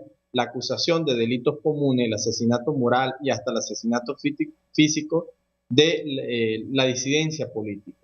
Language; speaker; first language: Spanish; native; Spanish